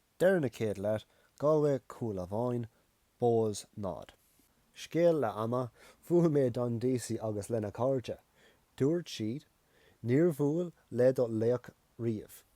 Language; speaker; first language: Irish; non-native, local second language; English